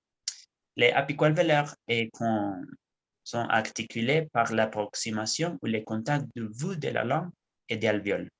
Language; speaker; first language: French; non-native, learner; Spanish